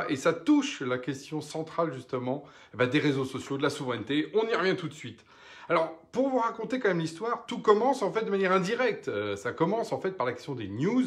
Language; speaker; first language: French; native; French